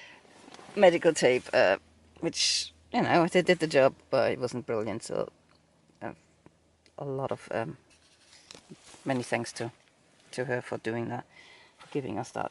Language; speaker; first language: English; native; English